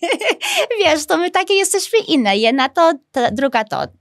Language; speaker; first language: Polish; early bilingual, heritage; Polish